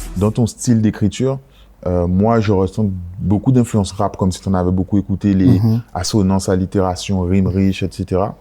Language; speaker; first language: French; native; French